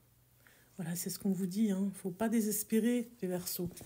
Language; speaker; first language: French; native; French